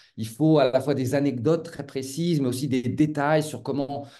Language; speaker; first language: French; native; French